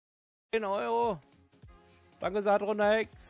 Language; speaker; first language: German; native; German